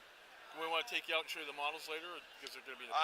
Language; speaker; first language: English; native; English